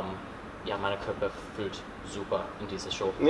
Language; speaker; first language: German; non-native, learner; English